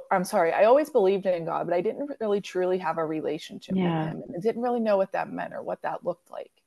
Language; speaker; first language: English; native; English